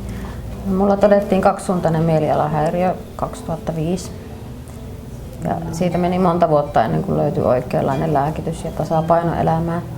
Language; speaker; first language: Finnish; native; Finnish